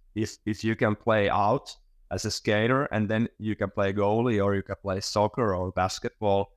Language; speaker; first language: English; non-native, fluent; Finnish